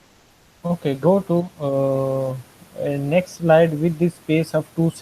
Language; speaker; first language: English; non-native, fluent; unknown